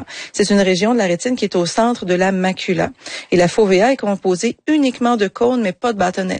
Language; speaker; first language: French; native; French